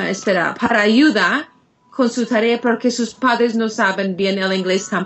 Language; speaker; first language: Spanish; non-native, fluent; English